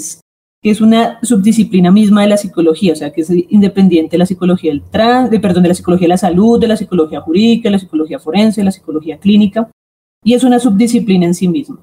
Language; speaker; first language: Spanish; native; Spanish